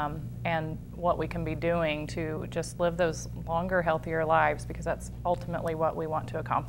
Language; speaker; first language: English; native; English